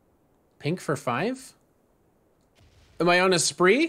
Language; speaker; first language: English; native; English